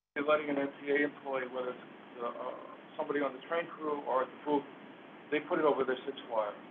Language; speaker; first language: English; native; English